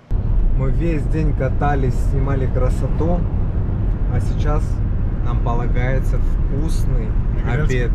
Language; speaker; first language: Russian; native; Russian